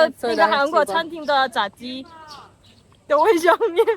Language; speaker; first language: Chinese; non-native, learner; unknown